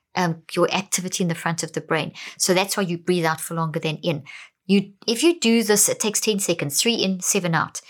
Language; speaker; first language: English; native; English